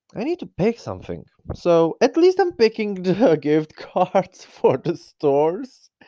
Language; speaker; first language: English; non-native, fluent; Czech